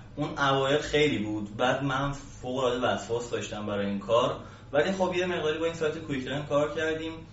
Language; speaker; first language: Persian; native; Persian